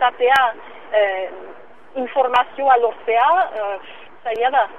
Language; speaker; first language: Basque; non-native, local second language; French